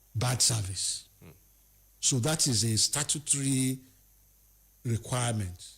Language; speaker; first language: English; non-native, local second language; Yoruba